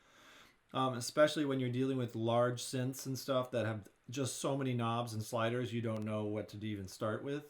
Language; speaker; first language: English; native; English